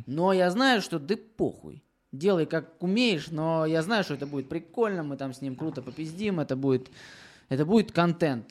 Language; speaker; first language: Russian; native; Russian